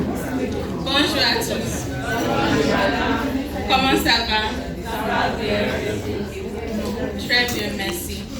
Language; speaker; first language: French; non-native, learner; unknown